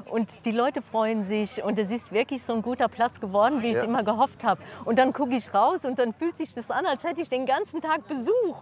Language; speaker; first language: German; non-native, local second language; Luxembourgish